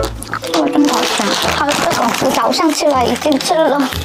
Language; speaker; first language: Chinese; non-native, learner; Korean